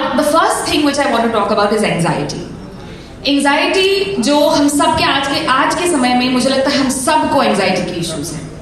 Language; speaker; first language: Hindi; non-native, local second language; Assamese